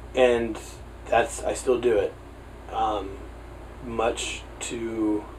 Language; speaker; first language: English; native; English